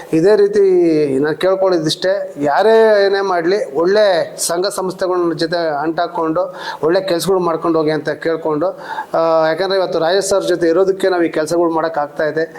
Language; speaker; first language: Kannada; native; Kannada